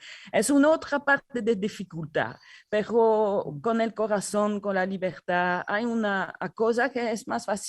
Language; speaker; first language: Spanish; non-native, learner; French